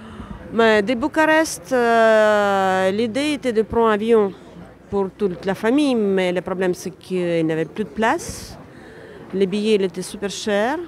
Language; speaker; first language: French; non-native, fluent; Ukrainian